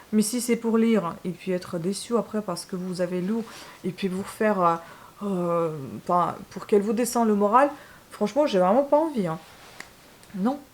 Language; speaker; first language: French; non-native, fluent; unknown